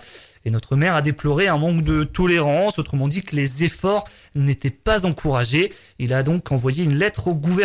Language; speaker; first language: French; native; French